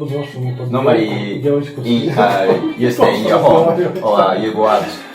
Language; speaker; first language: English; non-native, learner; Japanese